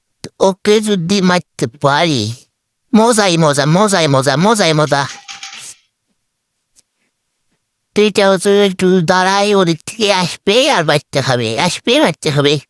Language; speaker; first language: Bangla; native; Bangla